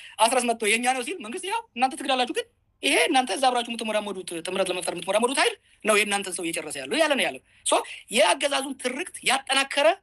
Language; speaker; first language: Amharic; non-native, local second language; Oromo